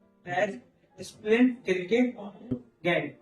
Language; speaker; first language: German; non-native, learner; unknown